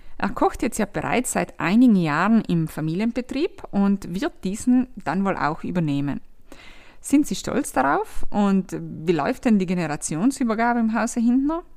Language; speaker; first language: German; native; German